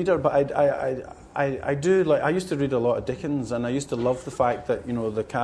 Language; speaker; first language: English; native; English